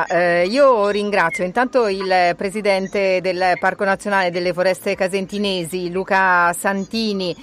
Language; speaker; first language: Italian; native; Italian